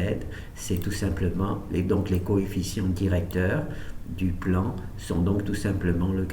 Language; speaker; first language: French; native; French